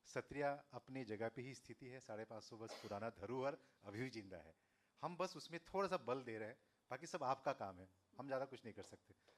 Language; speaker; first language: Hindi; non-native, local second language; Assamese